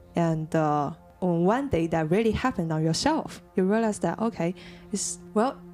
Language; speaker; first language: English; non-native, fluent; Chinese